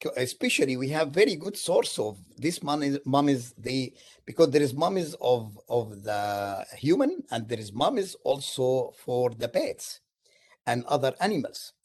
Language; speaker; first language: English; non-native, fluent; Arabic